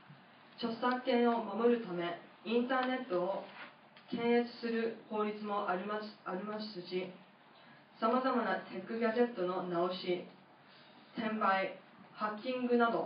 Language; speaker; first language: Japanese; non-native, fluent; English